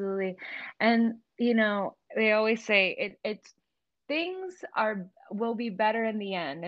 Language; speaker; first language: English; native; English